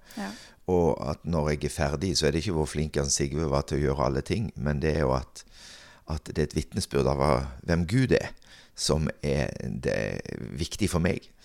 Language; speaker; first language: Norwegian; native; Norwegian